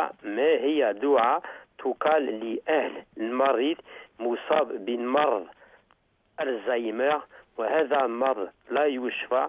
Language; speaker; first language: Arabic; non-native, learner; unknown